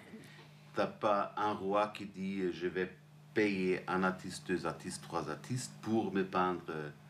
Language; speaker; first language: French; non-native, fluent; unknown